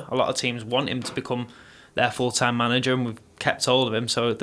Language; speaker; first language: English; native; English